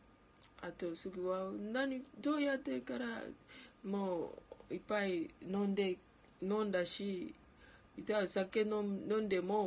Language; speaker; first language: Japanese; non-native, learner; Ganda